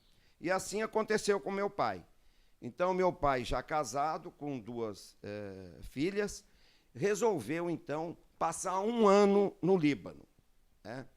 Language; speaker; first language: Portuguese; early bilingual, other home language; Arabic